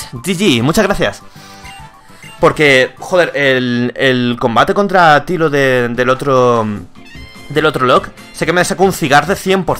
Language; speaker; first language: Spanish; native; Spanish